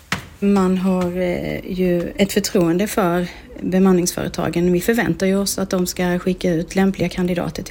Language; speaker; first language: Swedish; native; Swedish